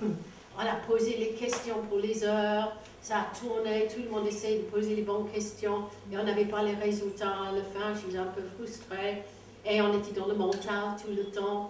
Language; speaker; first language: French; non-native, fluent; English